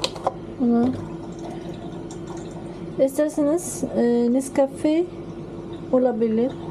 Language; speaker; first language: Turkish; non-native, learner; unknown